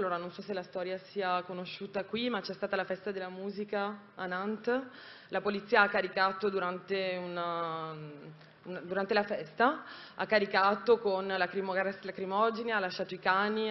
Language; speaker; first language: Italian; native; Italian